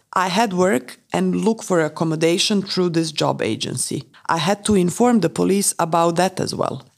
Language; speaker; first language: English; non-native, fluent; Romanian